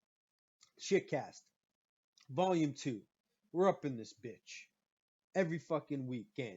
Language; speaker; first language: English; native; English